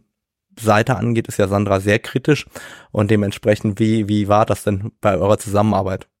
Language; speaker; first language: German; native; German